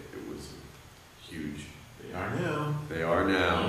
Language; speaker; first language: English; native; English